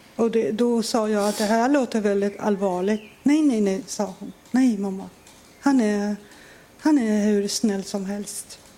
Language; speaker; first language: Swedish; non-native, fluent; Persian